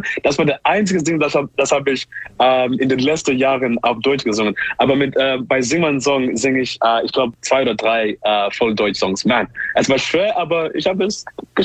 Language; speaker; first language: German; non-native, learner; English